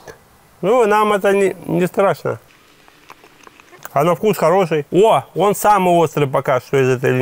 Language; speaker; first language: Russian; native; Russian